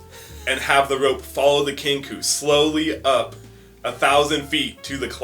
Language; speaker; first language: English; native; English